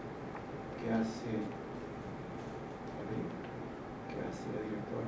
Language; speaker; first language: Spanish; native; Spanish